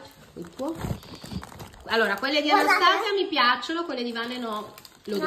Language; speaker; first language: Italian; native; Italian